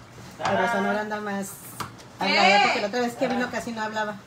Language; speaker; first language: Spanish; native; Spanish